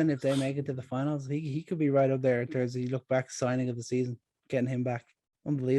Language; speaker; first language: English; native; English